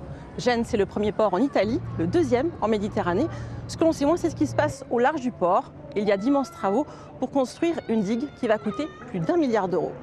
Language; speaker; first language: French; native; French